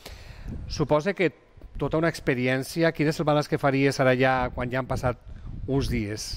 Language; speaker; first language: Catalan; native; Catalan